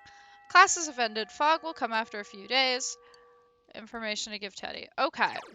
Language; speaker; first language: English; native; English